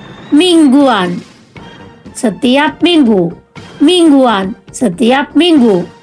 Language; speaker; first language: Indonesian; native; Indonesian